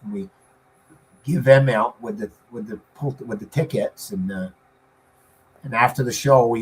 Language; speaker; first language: English; native; English